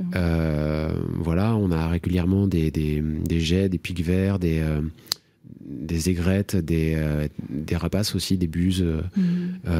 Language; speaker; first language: French; native; French